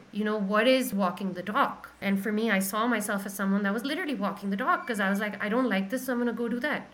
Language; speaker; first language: English; non-native, local second language; Urdu